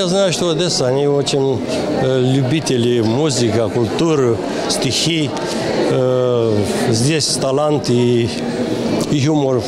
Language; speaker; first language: Ukrainian; non-native, learner; Romanian